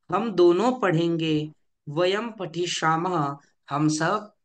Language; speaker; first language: Hindi; non-native, local second language; Marathi